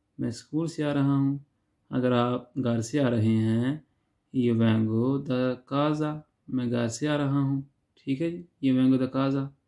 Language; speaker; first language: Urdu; non-native, local second language; Punjabi